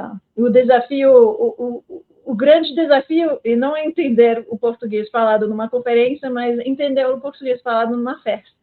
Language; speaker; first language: Portuguese; non-native, fluent; French